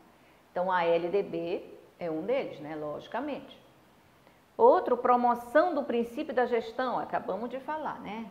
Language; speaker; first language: Portuguese; native; Portuguese